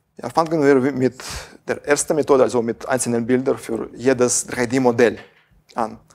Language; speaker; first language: German; non-native, fluent; Russian